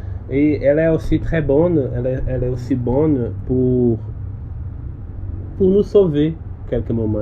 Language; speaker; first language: French; non-native, learner; Portuguese